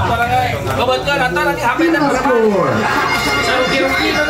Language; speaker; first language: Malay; non-native, local second language; Sundanese